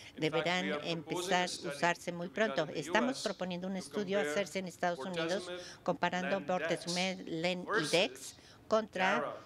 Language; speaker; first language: Spanish; non-native, fluent; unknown